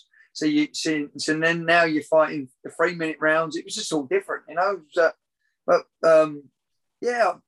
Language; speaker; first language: English; native; English